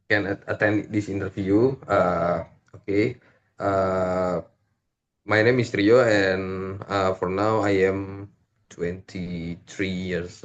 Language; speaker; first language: English; non-native, learner; Indonesian